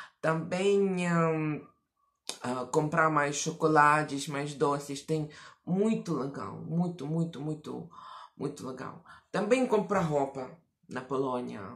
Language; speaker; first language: Portuguese; non-native, fluent; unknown